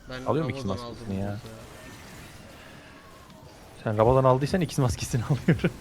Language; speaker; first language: Turkish; native; Turkish